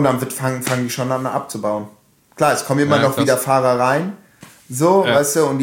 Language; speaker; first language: German; native; German